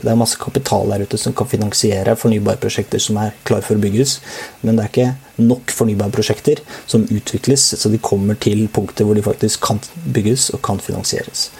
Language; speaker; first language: Norwegian; native; Norwegian